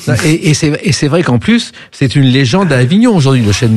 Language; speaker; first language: French; native; French